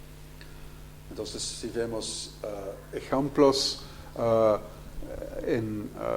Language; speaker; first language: Spanish; non-native, fluent; Dutch